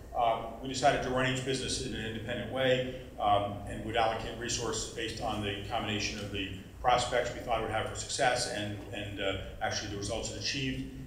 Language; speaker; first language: English; native; English